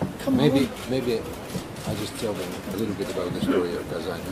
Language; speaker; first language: English; non-native, fluent; Russian